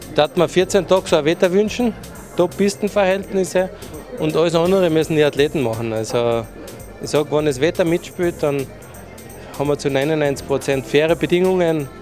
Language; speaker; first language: German; native; German